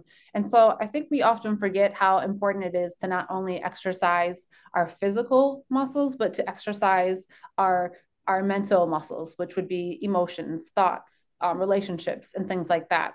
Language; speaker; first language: English; early bilingual, other home language; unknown